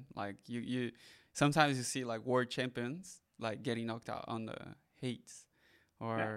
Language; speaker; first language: English; non-native, fluent; Portuguese